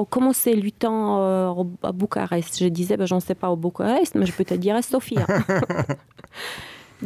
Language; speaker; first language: French; non-native, fluent; Bulgarian